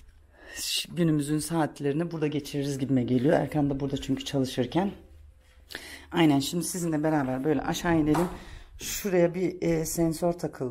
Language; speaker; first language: Turkish; early bilingual, heritage; Turkish